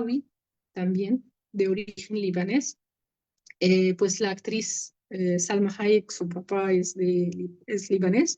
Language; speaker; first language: Spanish; non-native, fluent; Arabic